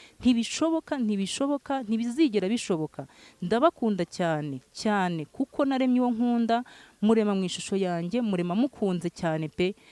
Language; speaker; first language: Kinyarwanda; native; Kinyarwanda